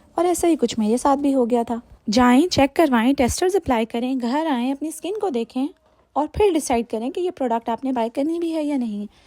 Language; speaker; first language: Urdu; native; Urdu